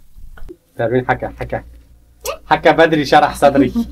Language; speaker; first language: Arabic; non-native, local second language; Kurdish